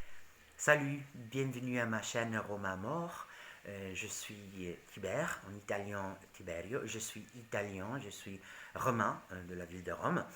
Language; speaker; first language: French; non-native, learner; Italian